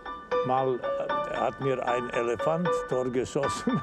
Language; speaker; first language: German; non-native, learner; Serbian